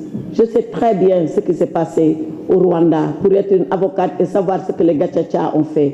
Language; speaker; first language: French; non-native, local second language; Wolof